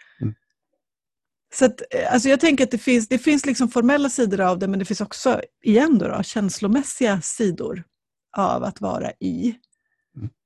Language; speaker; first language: Swedish; native; Swedish